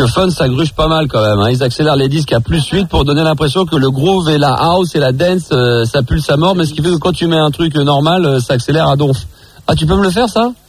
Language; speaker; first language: French; native; French